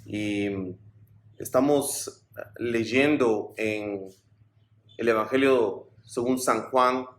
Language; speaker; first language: Spanish; native; Spanish